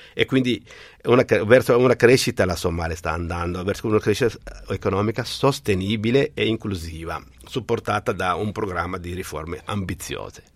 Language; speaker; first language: Italian; non-native, fluent; Somali